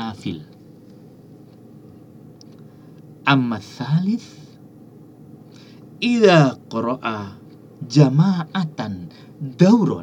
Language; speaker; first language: Arabic; non-native, fluent; Indonesian